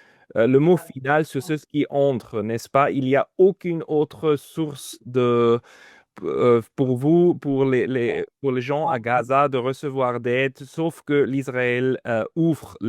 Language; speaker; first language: French; non-native, fluent; German